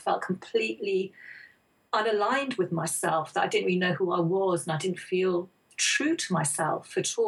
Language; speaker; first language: English; native; English